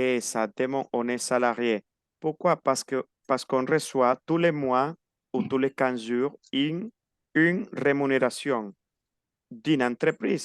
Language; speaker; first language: French; non-native, fluent; Spanish